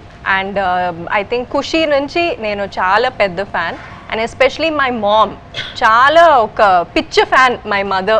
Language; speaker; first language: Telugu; early bilingual, heritage; Kannada